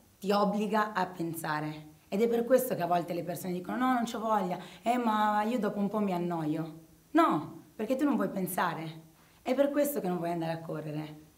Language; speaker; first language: Italian; early bilingual, other home language; Arabic